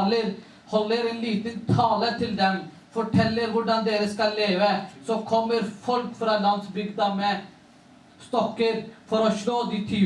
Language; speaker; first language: Norwegian; non-native, local second language; Urdu